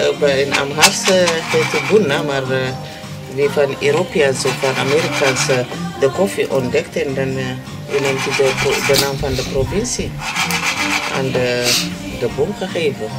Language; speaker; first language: Dutch; non-native, learner; Amharic